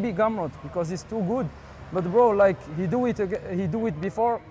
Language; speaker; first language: English; non-native, fluent; Arabic